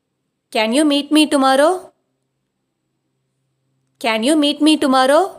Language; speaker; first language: English; non-native, local second language; Tamil